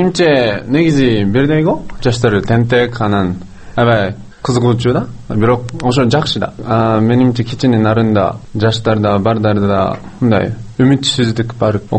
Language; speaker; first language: Kyrgyz; non-native, fluent; Japanese